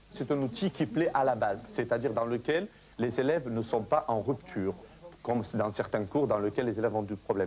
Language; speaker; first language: French; native; French